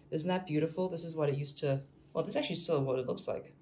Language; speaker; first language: English; non-native, local second language; Cantonese